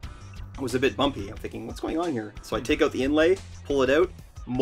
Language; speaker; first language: English; native; English